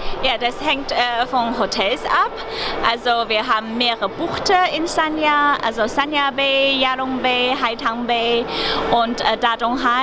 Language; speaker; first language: German; non-native, fluent; Chinese